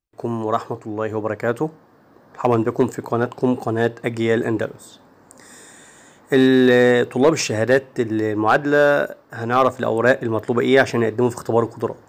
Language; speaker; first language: Arabic; native; Arabic